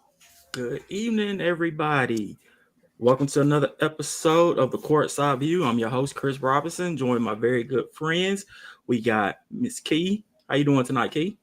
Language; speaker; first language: English; native; English